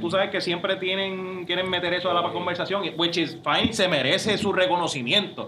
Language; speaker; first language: Spanish; native; Spanish